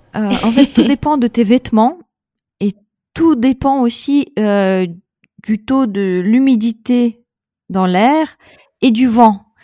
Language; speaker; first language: French; non-native, fluent; Russian